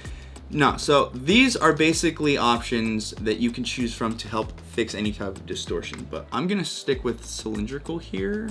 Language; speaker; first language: English; native; English